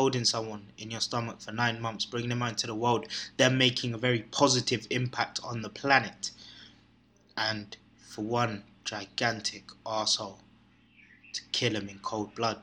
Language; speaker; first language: English; native; English